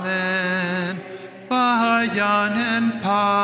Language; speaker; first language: Spanish; non-native, fluent; English